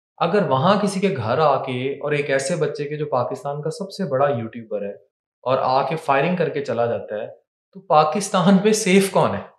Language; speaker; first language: Urdu; non-native, local second language; Punjabi